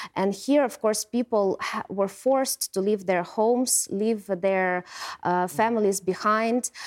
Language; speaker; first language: English; non-native, fluent; Ukrainian